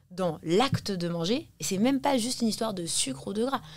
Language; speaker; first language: French; early bilingual, heritage; English